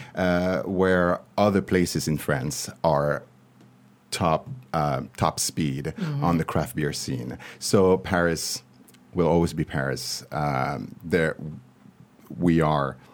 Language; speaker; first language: English; non-native, fluent; French